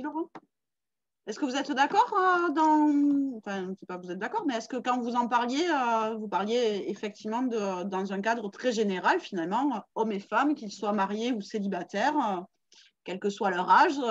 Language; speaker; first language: French; native; French